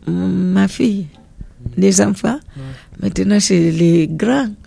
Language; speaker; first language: French; non-native, learner; Portuguese